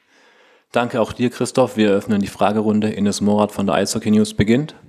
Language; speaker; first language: German; native; German